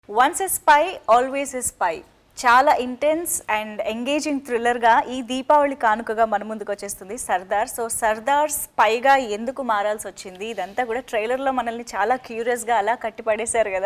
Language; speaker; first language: Telugu; native; Telugu